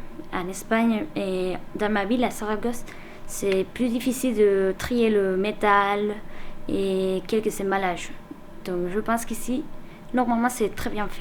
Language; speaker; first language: French; non-native, fluent; Spanish